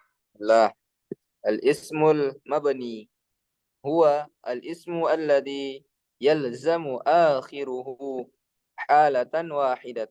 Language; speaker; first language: Arabic; non-native, learner; Indonesian